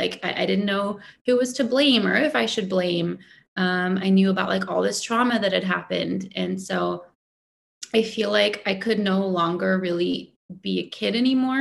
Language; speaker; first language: English; native; English